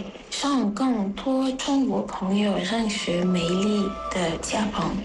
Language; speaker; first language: Chinese; non-native, learner; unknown